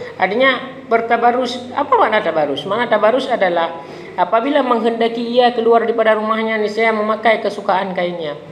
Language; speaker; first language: Indonesian; non-native, local second language; Achinese